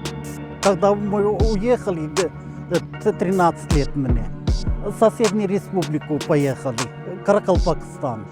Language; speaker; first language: Russian; non-native, local second language; Turkmen